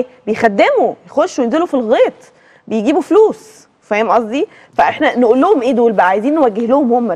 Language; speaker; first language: Arabic; native; Arabic